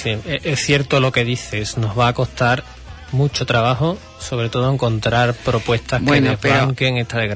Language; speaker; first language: Spanish; native; Spanish